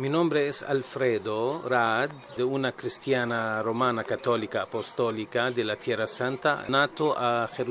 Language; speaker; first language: Spanish; non-native, learner; Arabic